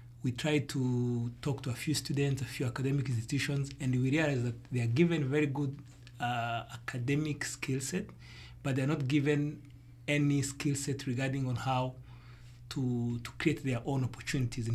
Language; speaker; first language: English; non-native, local second language; Kinyarwanda